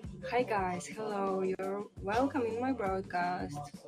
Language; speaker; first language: English; non-native, learner; Ukrainian